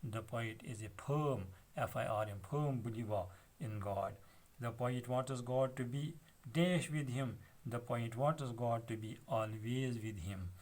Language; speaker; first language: English; non-native, local second language; Kashmiri